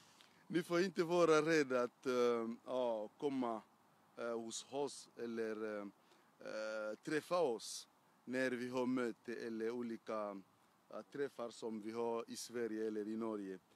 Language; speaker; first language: Swedish; non-native, fluent; French